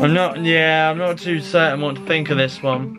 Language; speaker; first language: English; native; English